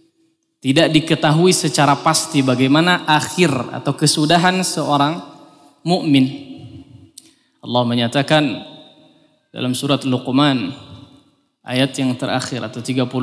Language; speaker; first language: Indonesian; native; Indonesian